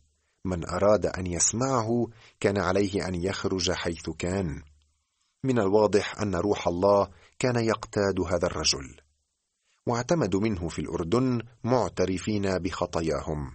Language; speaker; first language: Arabic; native; Arabic